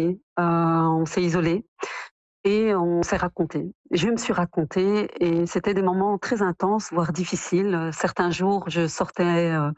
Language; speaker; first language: French; native; French